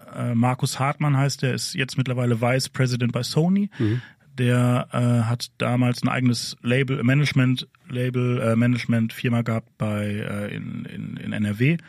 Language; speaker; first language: German; native; German